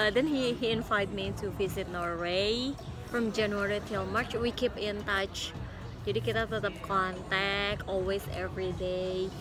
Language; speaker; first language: English; non-native, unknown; Indonesian